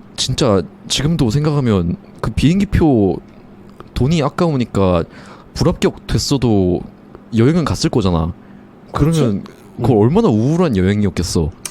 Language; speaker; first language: Korean; native; Korean